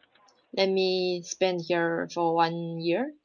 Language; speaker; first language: English; non-native, learner; Chinese